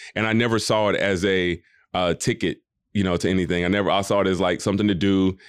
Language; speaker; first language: English; native; English